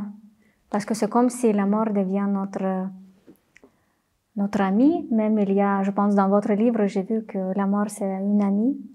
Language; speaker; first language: French; non-native, fluent; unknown